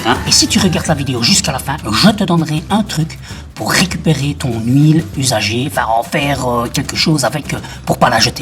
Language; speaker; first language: French; native; French